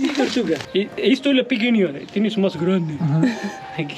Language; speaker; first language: Spanish; non-native, learner; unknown